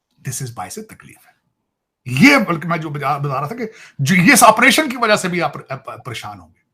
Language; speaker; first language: Urdu; non-native, local second language; Punjabi